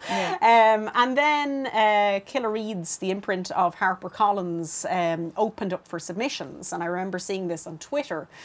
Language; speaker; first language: English; native; English